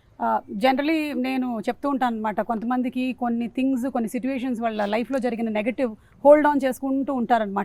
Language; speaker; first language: Telugu; native; Telugu